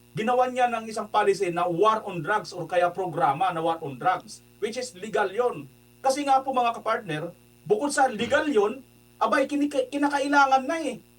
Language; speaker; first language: Filipino; non-native, local second language; Waray